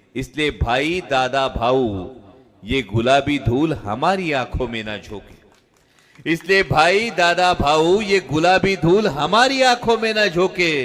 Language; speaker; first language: Hindi; non-native, local second language; Marathi